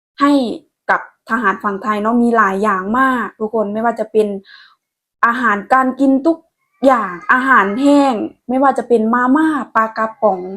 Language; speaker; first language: Thai; non-native, local second language; Lao